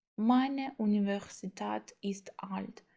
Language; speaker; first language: German; non-native, fluent; Ukrainian